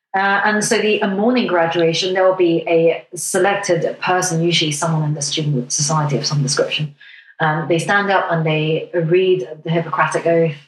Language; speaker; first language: English; non-native, local second language; Cantonese